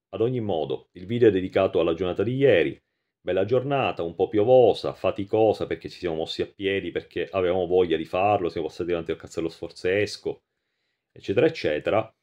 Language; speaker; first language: Italian; native; Italian